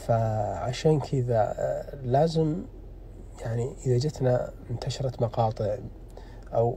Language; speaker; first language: Arabic; native; Arabic